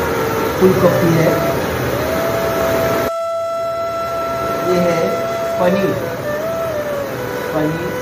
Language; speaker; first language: Hindi; non-native, local second language; Bangla